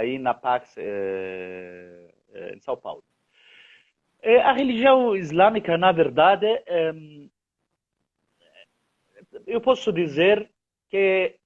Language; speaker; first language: Portuguese; non-native, fluent; Arabic